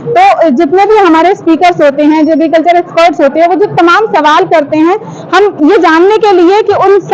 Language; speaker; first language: Hindi; native; Hindi